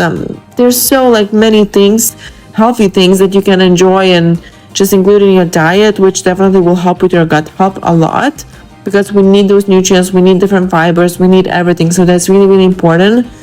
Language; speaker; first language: English; non-native, fluent; Lithuanian